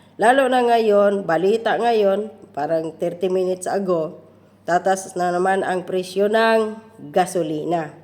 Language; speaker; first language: Filipino; non-native, local second language; Cebuano